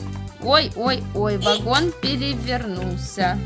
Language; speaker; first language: Russian; native; Russian